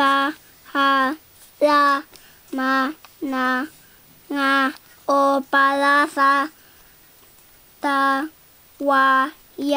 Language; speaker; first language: Filipino; early bilingual, heritage; Filipino